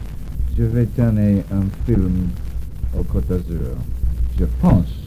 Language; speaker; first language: French; non-native, learner; English